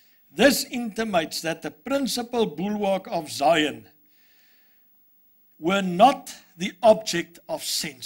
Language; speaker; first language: English; non-native, local second language; Afrikaans